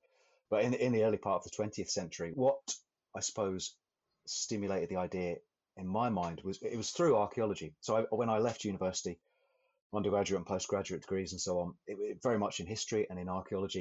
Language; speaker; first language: English; native; English